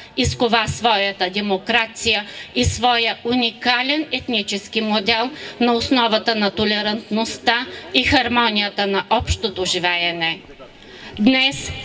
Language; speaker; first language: Bulgarian; non-native, local second language; Turkish